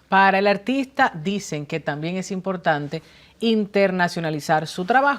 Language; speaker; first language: Spanish; native; Spanish